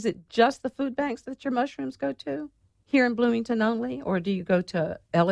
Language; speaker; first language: English; native; English